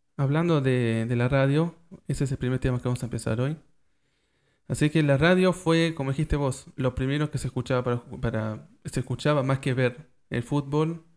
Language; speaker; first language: Spanish; early bilingual, heritage; Spanish